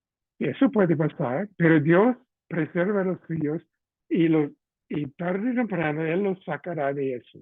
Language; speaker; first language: Spanish; non-native, fluent; English